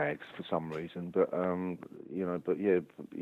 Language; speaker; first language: English; native; English